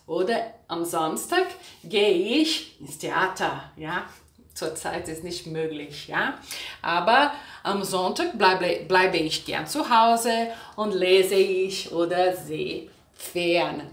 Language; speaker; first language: German; non-native, fluent; Portuguese